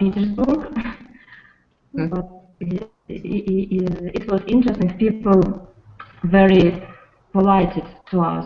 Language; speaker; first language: English; non-native, learner; Russian